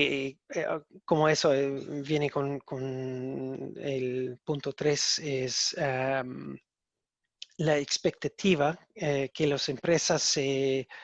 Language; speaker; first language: Spanish; non-native, learner; English